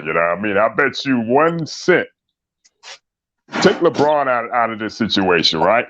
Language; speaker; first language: English; native; English